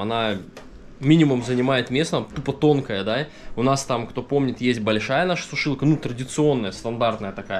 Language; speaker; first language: Russian; native; Russian